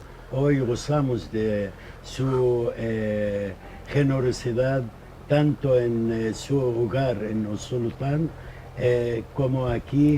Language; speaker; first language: Spanish; non-native, fluent; Arabic